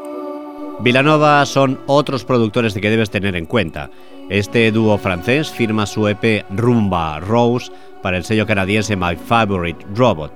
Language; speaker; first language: Spanish; native; Spanish